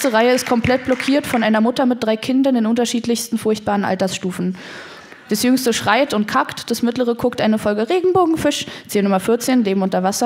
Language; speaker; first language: German; native; German